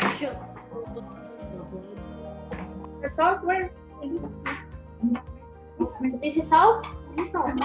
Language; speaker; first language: English; non-native, learner; Indonesian